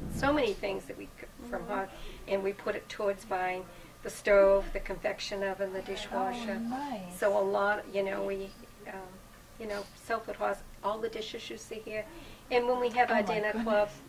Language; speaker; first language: English; native; English